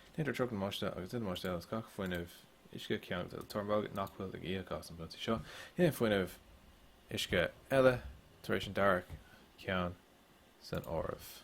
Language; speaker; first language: Irish; non-native, local second language; English